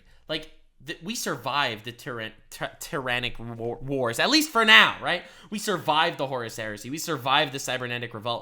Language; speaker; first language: English; native; English